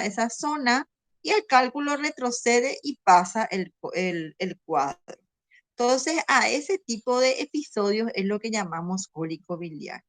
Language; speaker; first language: Spanish; native; Spanish